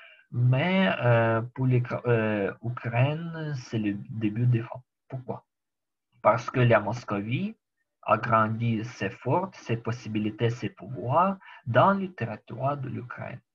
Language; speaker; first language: French; non-native, learner; Ukrainian